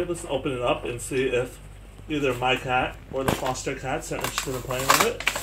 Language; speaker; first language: English; native; English